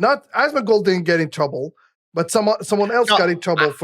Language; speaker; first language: English; native; English